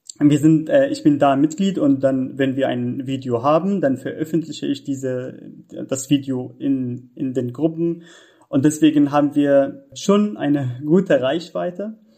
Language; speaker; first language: German; non-native, fluent; Arabic